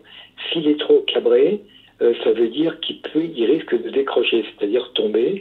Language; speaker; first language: French; native; French